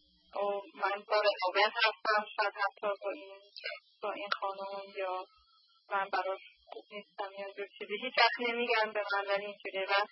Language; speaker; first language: Persian; early bilingual, heritage; Persian